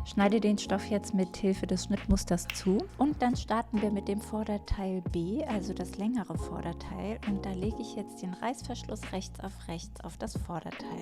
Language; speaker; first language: German; native; German